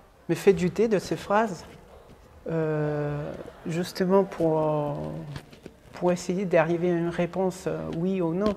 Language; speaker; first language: French; non-native, fluent; Spanish